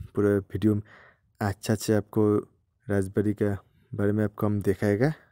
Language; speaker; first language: Hindi; non-native, local second language; Bangla